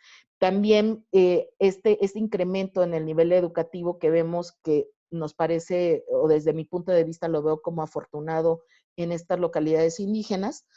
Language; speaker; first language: Spanish; native; Spanish